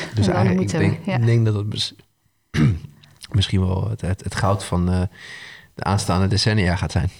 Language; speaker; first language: Dutch; early bilingual, other home language; Arabic